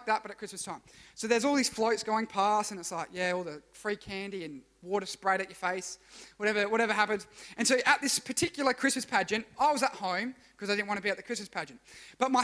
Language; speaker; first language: English; native; English